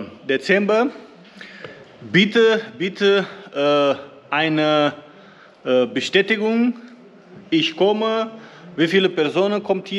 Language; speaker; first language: German; non-native, learner; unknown